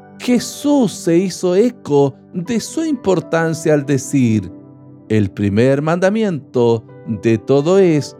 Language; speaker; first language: Spanish; native; Spanish